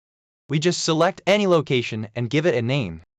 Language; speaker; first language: English; non-native, learner; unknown